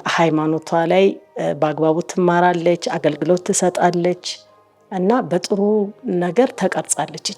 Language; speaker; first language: Amharic; native; Amharic